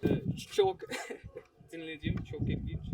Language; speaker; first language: Turkish; non-native, learner; Armenian